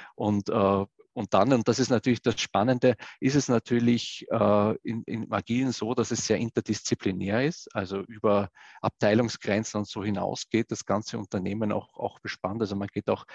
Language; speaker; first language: German; native; German